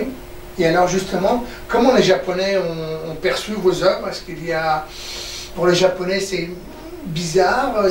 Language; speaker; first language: French; native; French